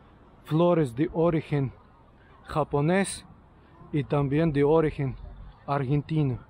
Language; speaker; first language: Spanish; non-native, learner; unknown